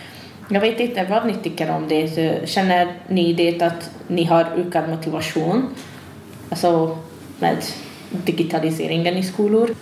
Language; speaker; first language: Swedish; non-native, fluent; Hungarian